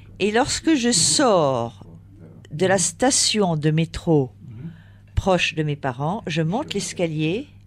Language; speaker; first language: French; native; French